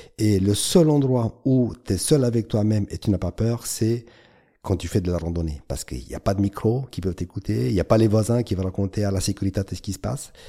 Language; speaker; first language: French; non-native, fluent; Romanian